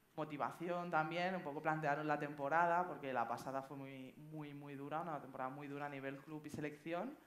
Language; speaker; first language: Spanish; native; Spanish